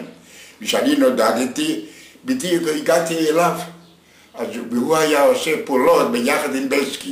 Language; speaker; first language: Hebrew; non-native, fluent; Yiddish